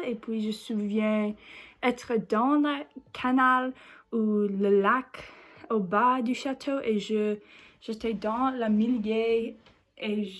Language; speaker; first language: French; non-native, learner; English